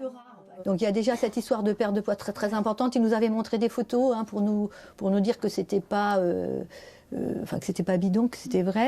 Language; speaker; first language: French; native; French